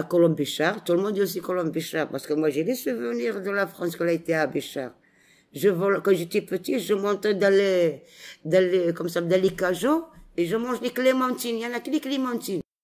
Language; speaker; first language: French; non-native, local second language; Arabic